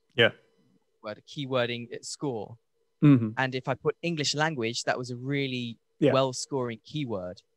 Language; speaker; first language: English; native; English